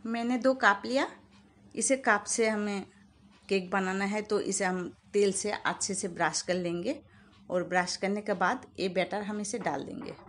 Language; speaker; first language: Hindi; non-native, local second language; Bangla